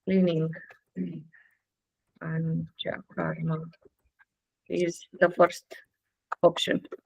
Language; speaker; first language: English; non-native, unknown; Romanian